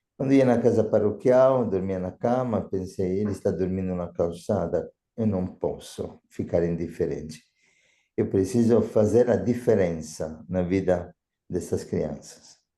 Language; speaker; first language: Portuguese; non-native, fluent; Italian